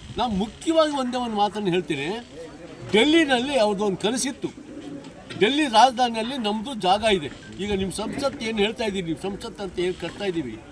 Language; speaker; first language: Kannada; non-native, local second language; Lambadi